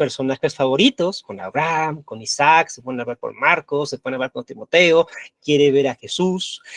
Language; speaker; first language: Spanish; native; Spanish